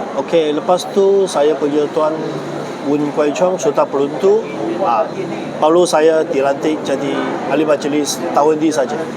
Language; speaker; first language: Malay; non-native, local second language; Chinese